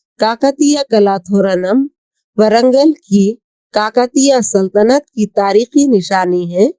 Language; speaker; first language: Urdu; native; Urdu